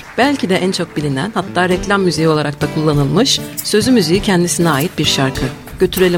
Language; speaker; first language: Turkish; native; Turkish